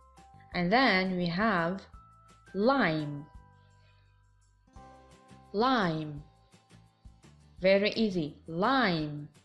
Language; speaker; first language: English; non-native, fluent; Arabic